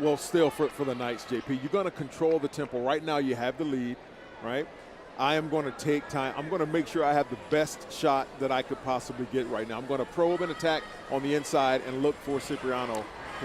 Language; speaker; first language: English; native; English